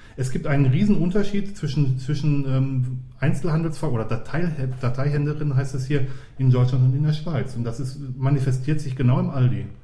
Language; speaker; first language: German; native; German